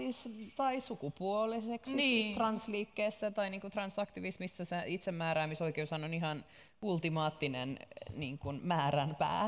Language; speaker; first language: Finnish; native; Finnish